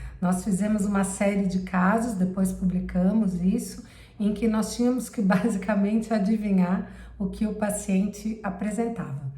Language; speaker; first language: Portuguese; native; Portuguese